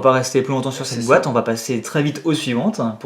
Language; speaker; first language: French; native; French